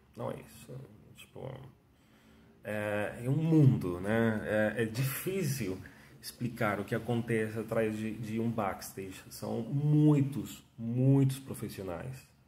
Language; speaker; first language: Portuguese; non-native, fluent; Spanish